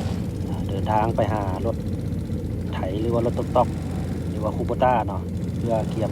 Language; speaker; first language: Thai; non-native, local second language; Northeastern Thai